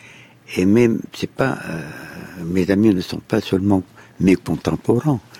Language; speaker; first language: French; non-native, fluent; Arabic